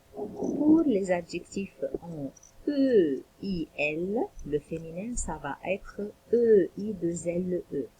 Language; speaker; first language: French; non-native, local second language; Arabic